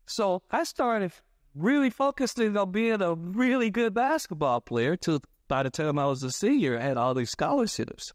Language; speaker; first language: English; native; English